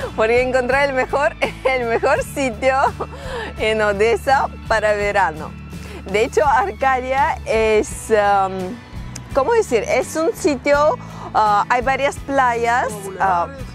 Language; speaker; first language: Spanish; non-native, fluent; Ukrainian